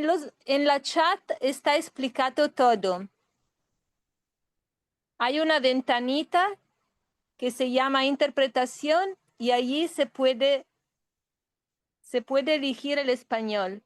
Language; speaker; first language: Spanish; non-native, fluent; Italian